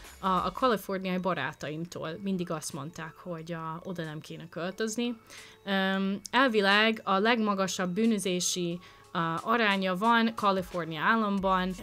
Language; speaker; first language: Hungarian; non-native, fluent; English